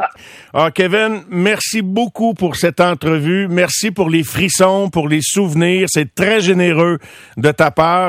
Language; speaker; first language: French; native; French